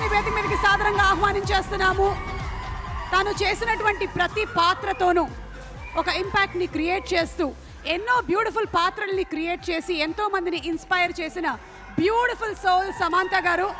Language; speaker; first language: Telugu; native; Telugu